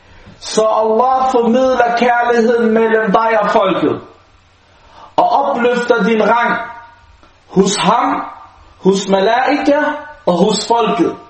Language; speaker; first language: Danish; non-native, local second language; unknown